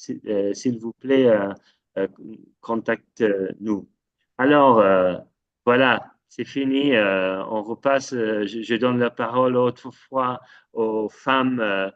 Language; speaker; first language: French; non-native, fluent; English